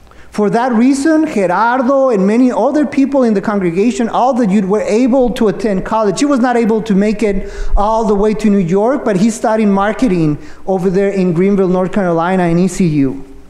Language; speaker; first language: English; non-native, fluent; Spanish